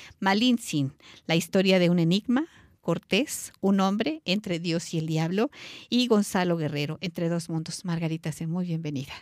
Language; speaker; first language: Spanish; native; Spanish